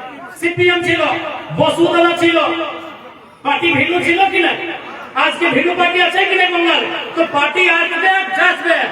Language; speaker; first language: Bangla; non-native, local second language; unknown